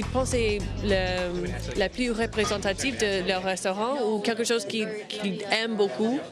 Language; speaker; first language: French; non-native, local second language; English